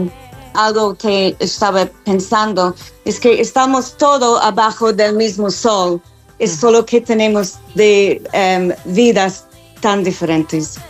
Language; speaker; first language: Spanish; non-native, fluent; English